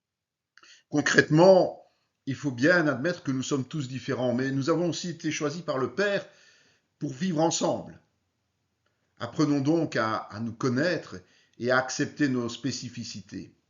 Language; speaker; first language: French; native; French